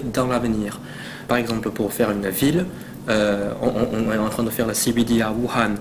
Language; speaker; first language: French; non-native, fluent; Chinese